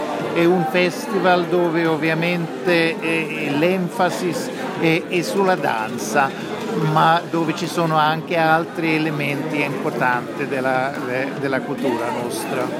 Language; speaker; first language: Italian; non-native, fluent; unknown